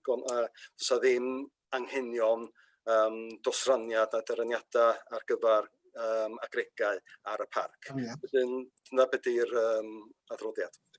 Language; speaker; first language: Welsh; native; Welsh